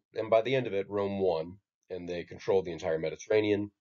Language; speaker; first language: English; native; English